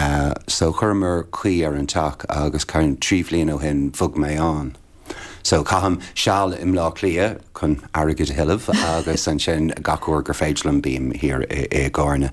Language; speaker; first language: Irish; native; Irish